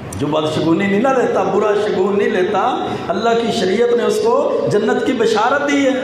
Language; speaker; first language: Urdu; non-native, local second language; Punjabi